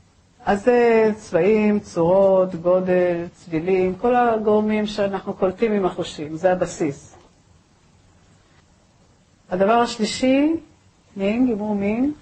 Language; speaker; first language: Hebrew; native; Hebrew